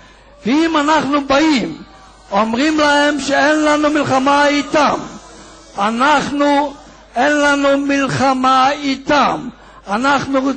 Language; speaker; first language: Hebrew; non-native, fluent; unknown